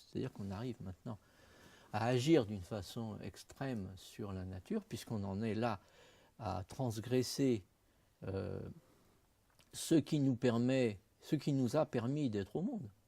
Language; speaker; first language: French; native; French